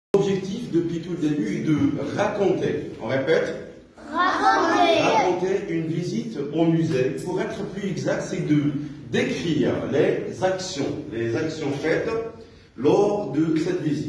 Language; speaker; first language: French; non-native, local second language; Arabic